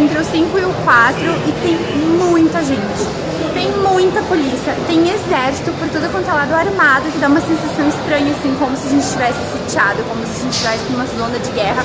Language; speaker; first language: Portuguese; native; Portuguese